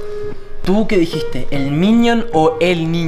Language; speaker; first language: Spanish; native; Spanish